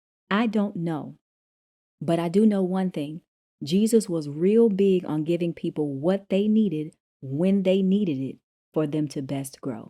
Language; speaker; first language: English; native; English